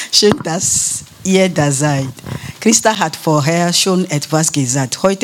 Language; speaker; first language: German; non-native, learner; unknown